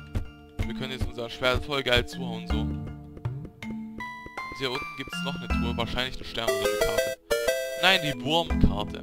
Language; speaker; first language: German; native; German